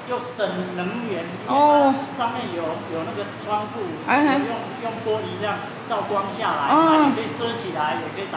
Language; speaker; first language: Chinese; native; Chinese